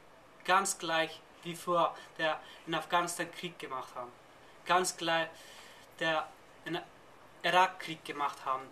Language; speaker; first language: German; non-native, learner; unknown